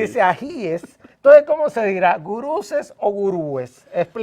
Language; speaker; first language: Spanish; native; Spanish